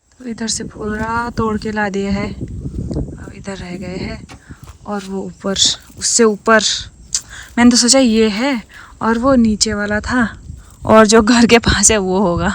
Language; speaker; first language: Hindi; non-native, local second language; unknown